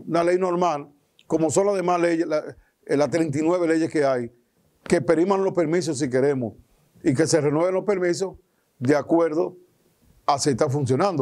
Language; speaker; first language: Spanish; native; Spanish